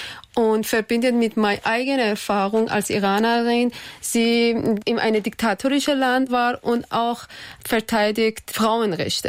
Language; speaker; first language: German; non-native, learner; Persian